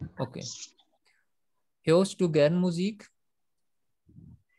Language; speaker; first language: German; non-native, fluent; Urdu